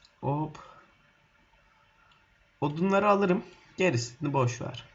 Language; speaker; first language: Turkish; native; Turkish